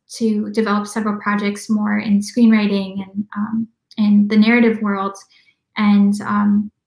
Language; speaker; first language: English; native; English